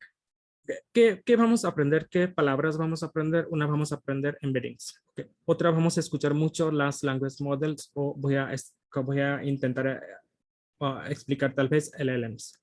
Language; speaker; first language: Spanish; non-native, fluent; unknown